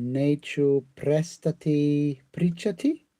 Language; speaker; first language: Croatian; non-native, learner; English